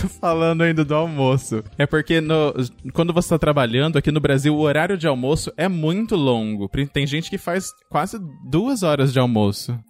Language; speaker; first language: Portuguese; native; Portuguese